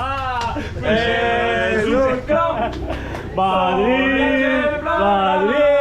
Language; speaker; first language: English; non-native, learner; Korean